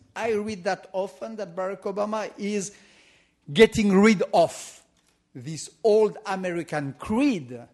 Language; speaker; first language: English; non-native, fluent; French